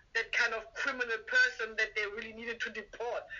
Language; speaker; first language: English; non-native, fluent; German